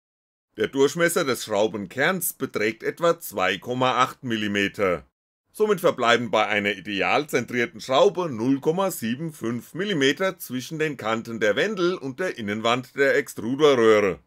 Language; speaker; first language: German; native; German